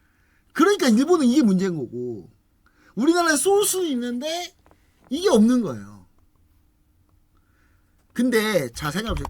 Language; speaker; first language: Korean; native; Korean